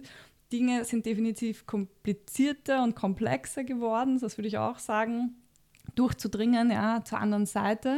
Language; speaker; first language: German; native; German